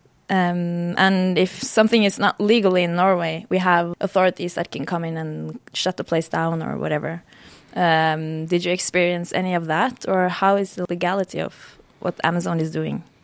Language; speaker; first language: English; non-native, fluent; Norwegian